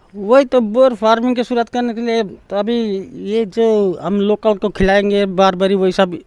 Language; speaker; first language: Hindi; non-native, local second language; Nepali